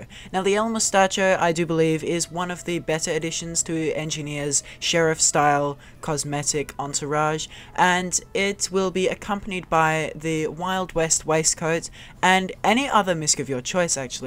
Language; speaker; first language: English; native; English